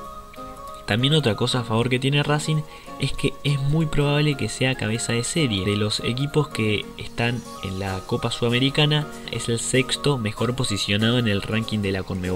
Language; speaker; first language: Spanish; native; Spanish